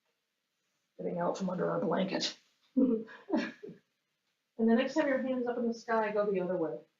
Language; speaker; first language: English; native; English